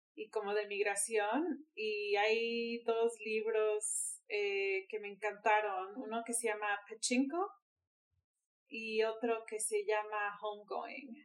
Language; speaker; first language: Spanish; early bilingual, heritage; Spanish